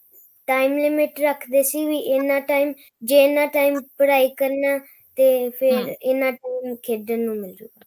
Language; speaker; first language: Punjabi; early bilingual, heritage; Punjabi